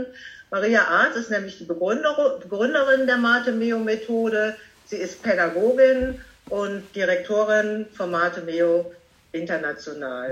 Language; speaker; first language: German; native; German